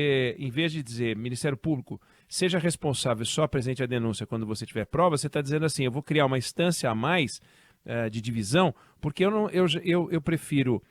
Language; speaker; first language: Portuguese; native; Portuguese